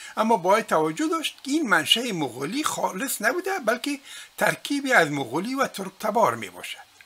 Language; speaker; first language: Persian; non-native, local second language; Pashto